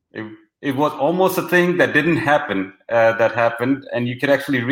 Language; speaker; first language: English; non-native, local second language; Hindi